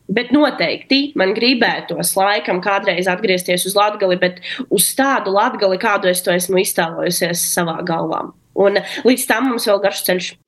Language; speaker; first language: Latvian; non-native, local second language; Russian